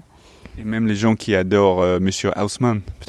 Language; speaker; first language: French; non-native, learner; English